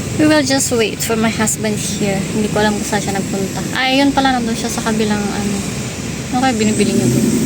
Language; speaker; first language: Filipino; native; Filipino